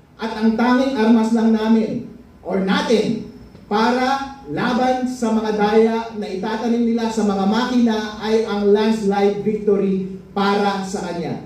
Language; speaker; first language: Filipino; non-native, local second language; Iloko